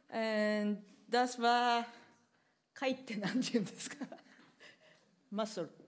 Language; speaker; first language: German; non-native, learner; Japanese